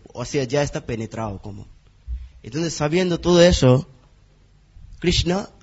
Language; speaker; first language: Spanish; non-native, learner; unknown